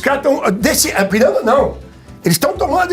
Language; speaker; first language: Portuguese; native; Portuguese